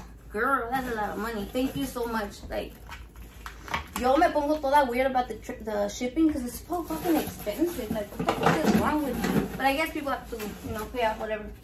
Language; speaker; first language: English; early bilingual, other home language; Spanish